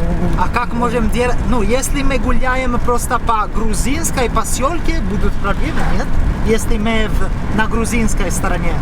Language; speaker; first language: Russian; non-native, learner; English